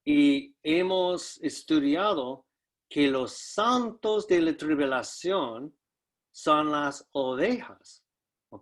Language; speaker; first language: Spanish; non-native, fluent; English